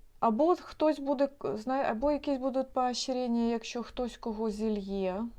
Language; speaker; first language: Ukrainian; non-native, local second language; Russian